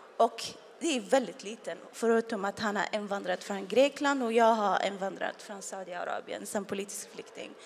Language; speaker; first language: Swedish; non-native, fluent; Arabic